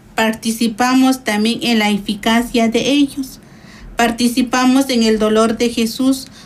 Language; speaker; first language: Spanish; native; Spanish